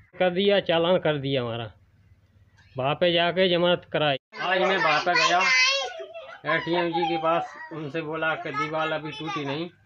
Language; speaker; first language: Hindi; native; Hindi